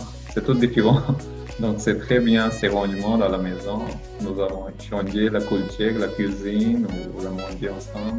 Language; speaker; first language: French; non-native, learner; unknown